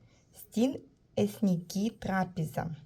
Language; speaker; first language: Greek; non-native, learner; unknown